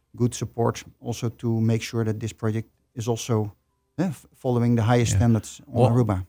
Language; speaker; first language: English; non-native, fluent; Dutch